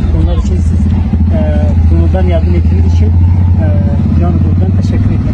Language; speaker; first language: Turkish; non-native, fluent; Persian